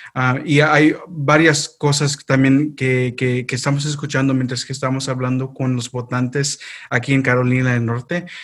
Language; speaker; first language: Spanish; early bilingual, heritage; Spanish